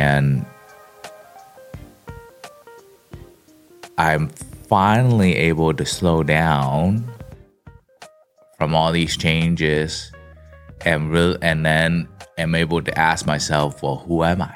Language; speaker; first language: English; non-native, local second language; Cantonese